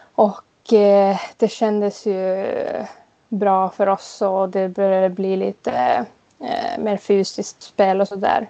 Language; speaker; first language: Swedish; non-native, local second language; Finnish